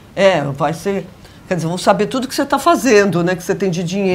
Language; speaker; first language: Portuguese; native; Portuguese